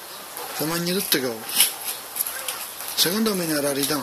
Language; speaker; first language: Italian; non-native, local second language; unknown